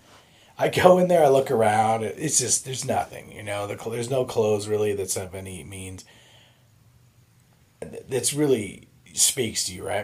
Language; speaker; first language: English; native; English